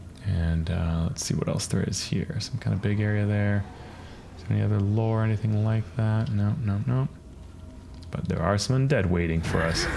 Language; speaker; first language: English; native; English